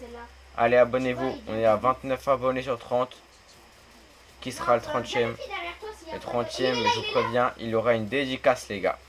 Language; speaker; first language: French; native; French